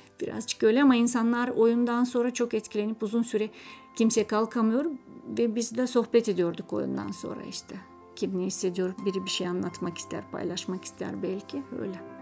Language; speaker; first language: Turkish; non-native, fluent; Russian